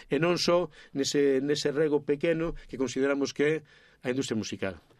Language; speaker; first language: Galician; native; Galician